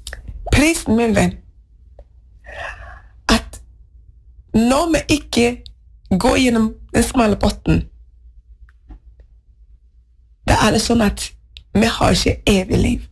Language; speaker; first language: Norwegian; non-native, fluent; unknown